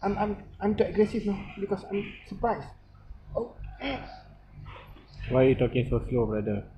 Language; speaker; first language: English; non-native, local second language; Malay